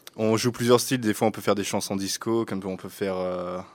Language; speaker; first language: French; native; French